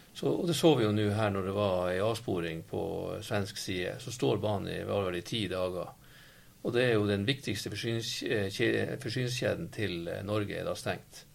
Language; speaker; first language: Norwegian; native; Norwegian